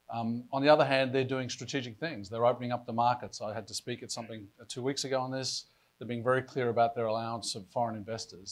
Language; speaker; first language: English; native; English